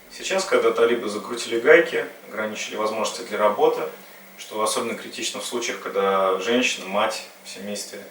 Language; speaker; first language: Russian; native; Russian